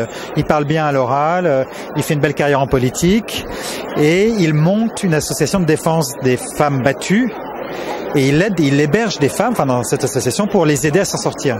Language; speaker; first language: French; native; French